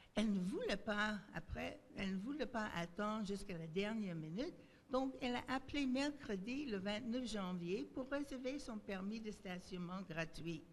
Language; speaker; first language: French; native; French